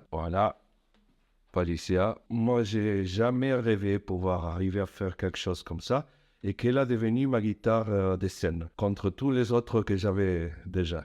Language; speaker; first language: French; non-native, fluent; Spanish